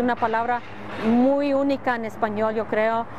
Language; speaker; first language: Spanish; early bilingual, other home language; English